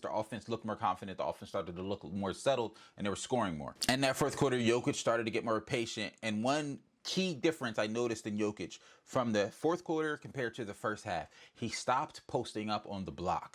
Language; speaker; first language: English; native; English